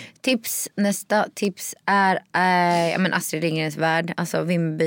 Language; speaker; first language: Swedish; native; Swedish